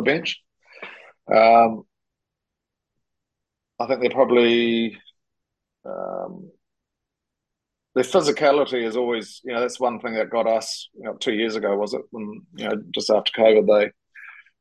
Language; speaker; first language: English; native; English